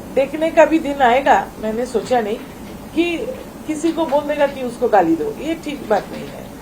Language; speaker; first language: Hindi; non-native, local second language; Bangla